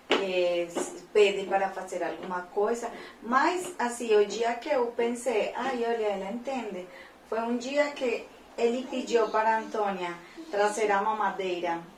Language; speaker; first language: Portuguese; non-native, fluent; Spanish